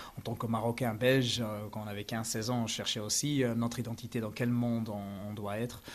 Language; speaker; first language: French; native; French